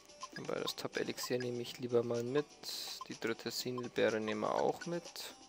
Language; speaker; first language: German; native; German